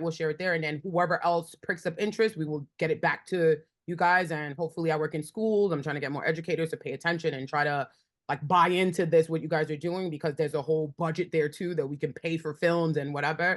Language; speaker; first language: English; native; English